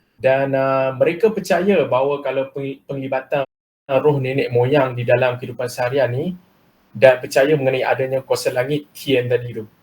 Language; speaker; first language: Malay; non-native, local second language; Chinese